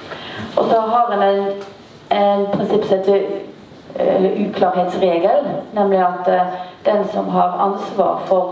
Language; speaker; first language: Norwegian; native; Norwegian